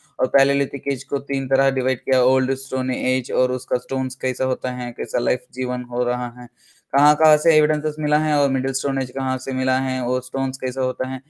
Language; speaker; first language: Hindi; non-native, local second language; Telugu